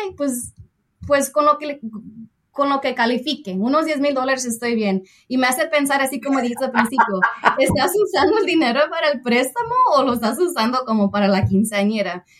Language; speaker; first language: Spanish; early bilingual, heritage; Spanish